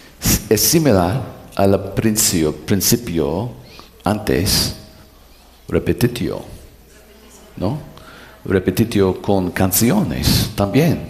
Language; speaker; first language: Spanish; non-native, learner; English